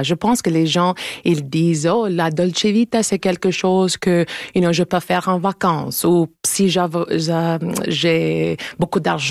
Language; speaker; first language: French; non-native, local second language; English